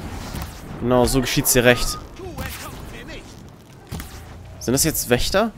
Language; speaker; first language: German; native; German